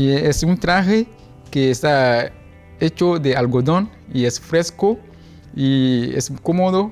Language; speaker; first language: Spanish; non-native, learner; Ewe